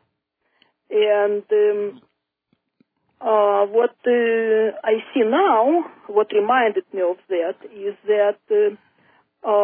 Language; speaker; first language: English; non-native, fluent; Russian